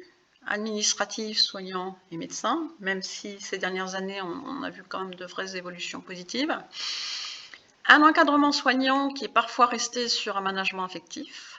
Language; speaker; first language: French; native; French